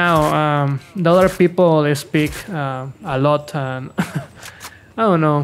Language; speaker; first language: English; non-native, learner; Spanish